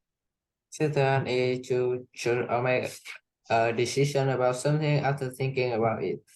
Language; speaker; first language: English; non-native, learner; Vietnamese